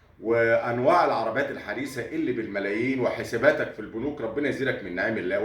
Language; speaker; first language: Arabic; native; Arabic